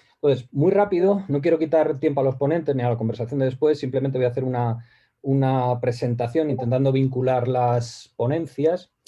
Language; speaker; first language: Spanish; native; Spanish